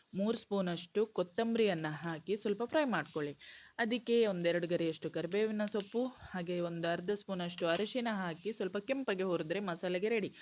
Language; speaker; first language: Kannada; non-native, local second language; Konkani